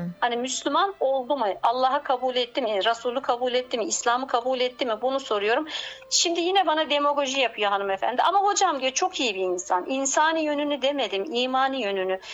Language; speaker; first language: Turkish; native; Turkish